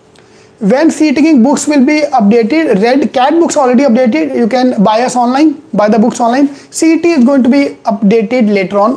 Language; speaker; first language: English; non-native, local second language; Hindi